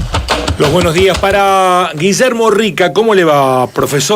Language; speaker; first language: Spanish; native; Spanish